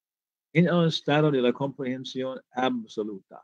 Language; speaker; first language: Spanish; non-native, fluent; English